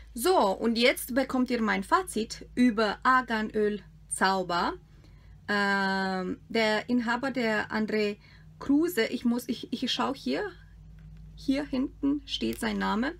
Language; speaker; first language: German; non-native, fluent; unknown